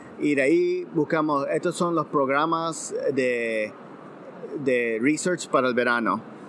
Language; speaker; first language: Spanish; early bilingual, heritage; Spanish